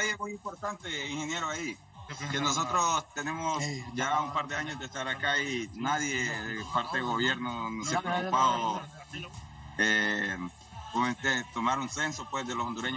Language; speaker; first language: Spanish; native; Spanish